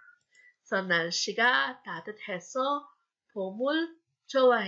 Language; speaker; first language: Korean; non-native, fluent; Filipino